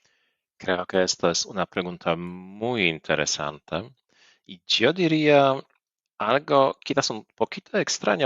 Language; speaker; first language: Spanish; non-native, fluent; Polish